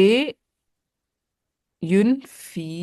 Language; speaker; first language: French; non-native, learner; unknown